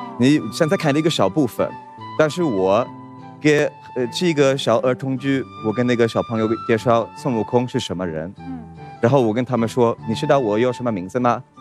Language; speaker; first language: Chinese; non-native, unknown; Swedish